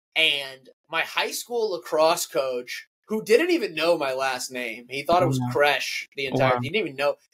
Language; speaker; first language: English; native; English